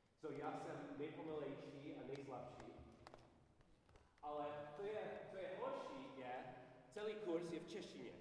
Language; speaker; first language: Czech; non-native, learner; English